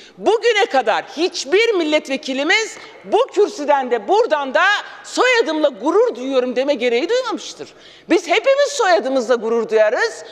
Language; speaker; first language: Turkish; non-native, local second language; Kurdish